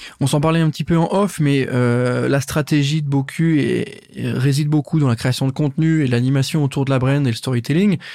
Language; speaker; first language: French; native; French